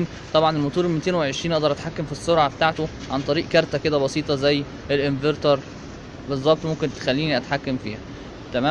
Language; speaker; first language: Arabic; native; Arabic